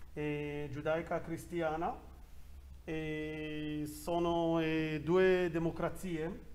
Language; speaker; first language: Italian; non-native, learner; Hebrew